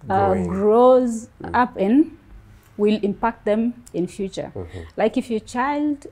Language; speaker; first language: English; non-native, local second language; Luo (Kenya and Tanzania)